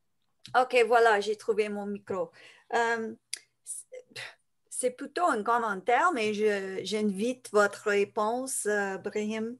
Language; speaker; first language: French; non-native, fluent; English